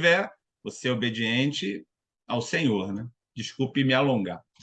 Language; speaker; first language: Portuguese; native; Portuguese